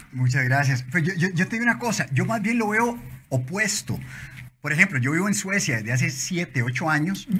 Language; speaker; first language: Spanish; native; Spanish